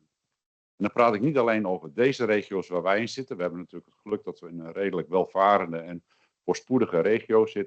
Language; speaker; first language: Dutch; native; Dutch